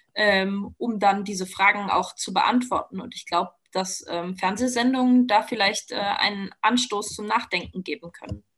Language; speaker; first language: German; native; German